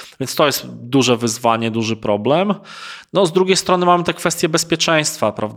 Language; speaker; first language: Polish; native; Polish